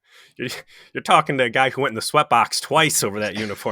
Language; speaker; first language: English; native; English